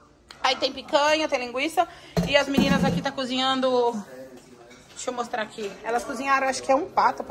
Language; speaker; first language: Portuguese; native; Portuguese